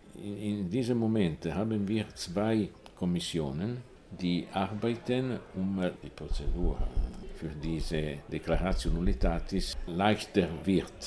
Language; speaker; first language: German; non-native, fluent; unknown